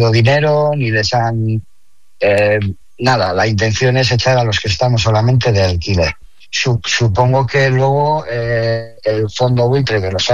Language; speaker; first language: Spanish; native; Spanish